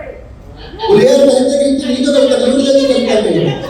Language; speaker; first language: Telugu; native; Telugu